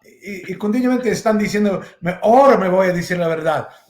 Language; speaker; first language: Spanish; non-native, learner; English